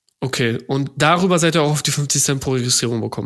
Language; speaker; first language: German; native; German